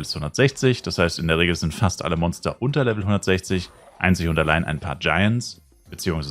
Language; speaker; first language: German; native; German